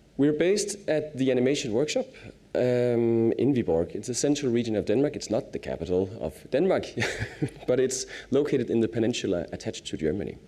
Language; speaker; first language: English; non-native, fluent; Danish